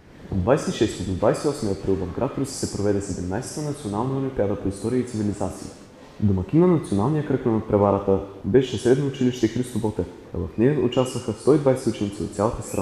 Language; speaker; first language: Bulgarian; native; Bulgarian